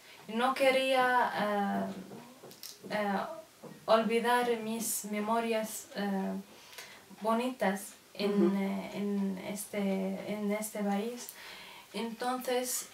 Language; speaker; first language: Spanish; non-native, learner; Arabic